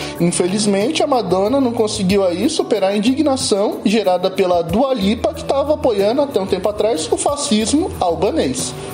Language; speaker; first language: Portuguese; native; Portuguese